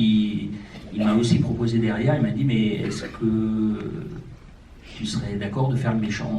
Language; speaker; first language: French; native; French